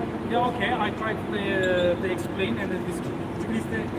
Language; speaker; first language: English; non-native, fluent; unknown